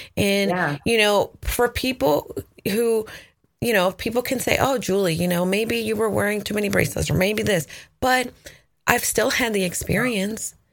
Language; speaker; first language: English; non-native, fluent; Spanish